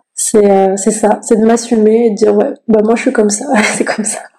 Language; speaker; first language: French; native; French